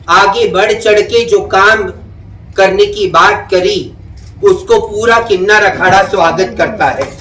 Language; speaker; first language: Hindi; native; Hindi